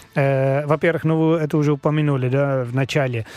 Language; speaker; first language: Russian; non-native, fluent; Dutch